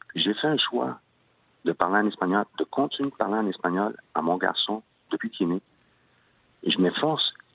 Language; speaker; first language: French; early bilingual, other home language; Spanish